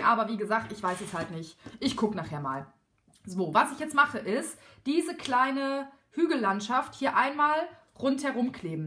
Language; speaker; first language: German; native; German